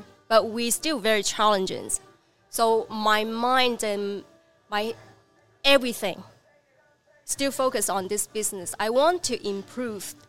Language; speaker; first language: English; non-native, learner; Chinese